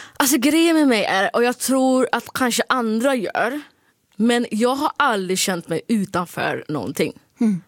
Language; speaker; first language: Swedish; early bilingual, other home language; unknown